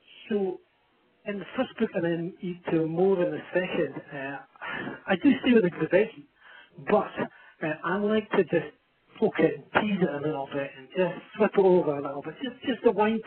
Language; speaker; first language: English; native; English